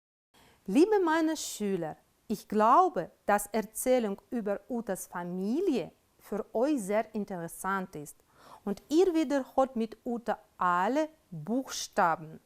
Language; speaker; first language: German; non-native, fluent; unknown